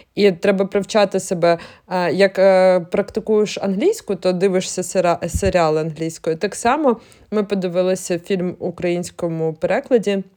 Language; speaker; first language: Ukrainian; non-native, local second language; Russian